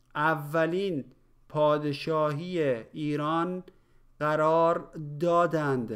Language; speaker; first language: Persian; native; Persian